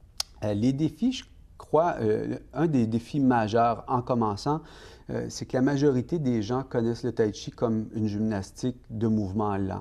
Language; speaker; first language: French; native; French